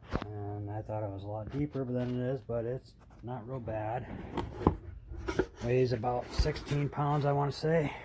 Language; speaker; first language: English; native; English